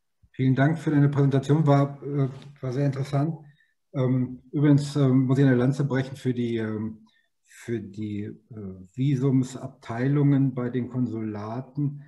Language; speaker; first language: German; native; German